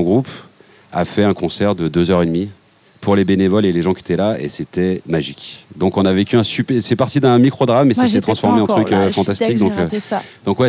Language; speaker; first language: French; native; French